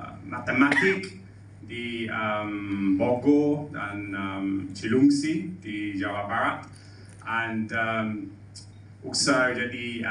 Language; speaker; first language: Indonesian; non-native, learner; English